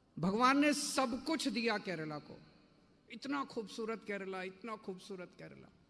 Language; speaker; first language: Hindi; native; Hindi